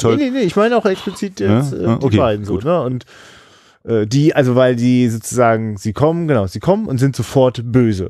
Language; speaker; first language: German; native; German